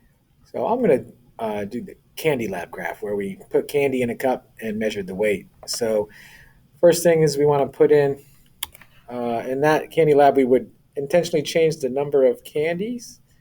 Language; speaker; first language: English; native; English